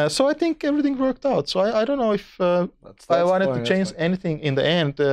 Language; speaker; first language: English; non-native, fluent; Finnish